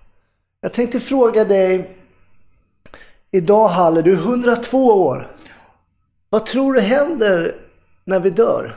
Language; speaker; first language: Swedish; native; Swedish